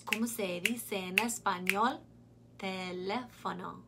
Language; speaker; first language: Spanish; non-native, fluent; English